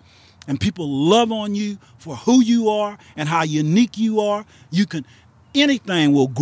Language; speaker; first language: English; native; English